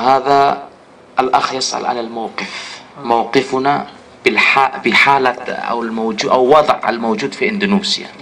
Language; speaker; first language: Arabic; non-native, fluent; Indonesian